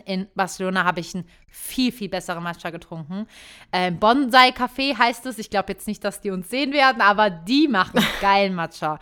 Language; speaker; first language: German; early bilingual, other home language; Turkish